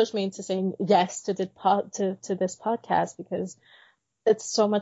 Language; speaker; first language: English; native; English